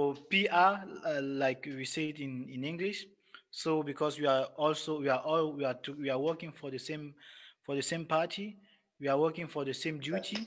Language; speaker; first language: English; non-native, local second language; French